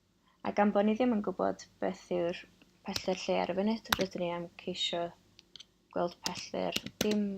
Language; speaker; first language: Welsh; non-native, local second language; English